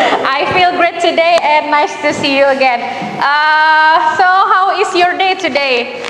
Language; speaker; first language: English; non-native, fluent; Indonesian